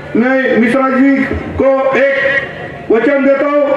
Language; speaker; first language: Hindi; non-native, local second language; Marathi